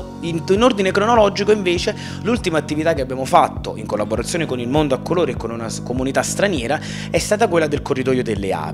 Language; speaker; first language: Italian; native; Italian